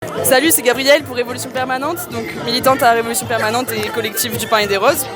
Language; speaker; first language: French; native; French